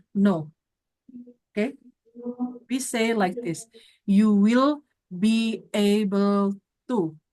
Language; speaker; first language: English; non-native, fluent; Indonesian